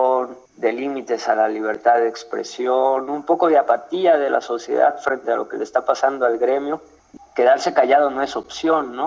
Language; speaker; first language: Spanish; native; Spanish